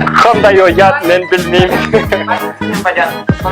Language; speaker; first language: Kazakh; non-native, fluent; English